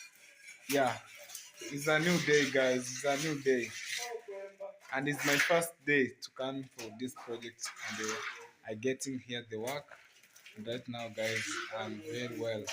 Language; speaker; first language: English; non-native, learner; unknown